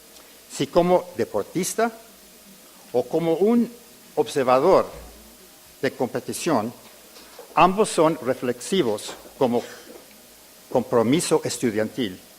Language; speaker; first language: Spanish; early bilingual, heritage; English